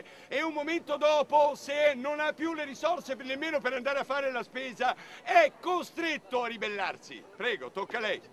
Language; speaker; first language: Italian; native; Italian